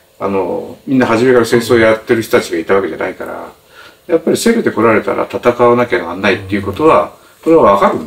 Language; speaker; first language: Japanese; native; Japanese